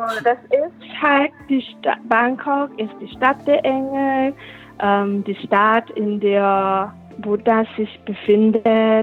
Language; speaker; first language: German; non-native, learner; Thai